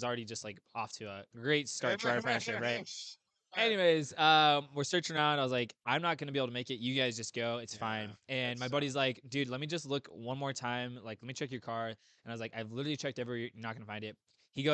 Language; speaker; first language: English; native; English